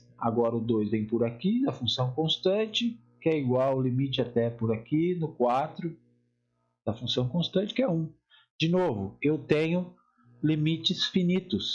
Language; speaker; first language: Portuguese; native; Portuguese